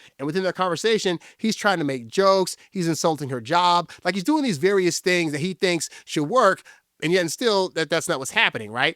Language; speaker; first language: English; native; English